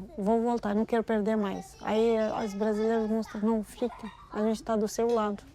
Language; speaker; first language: Portuguese; non-native, learner; Arabic